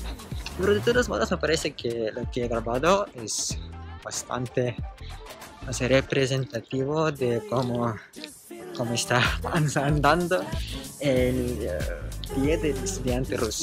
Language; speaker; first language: Spanish; non-native, fluent; Russian